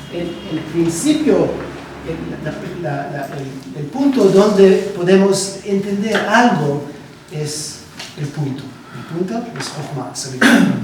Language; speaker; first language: Spanish; non-native, learner; Hebrew